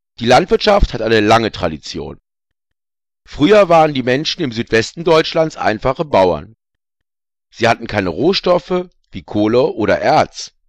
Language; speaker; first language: German; native; German